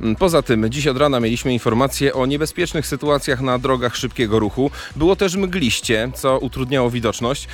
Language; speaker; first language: Polish; native; Polish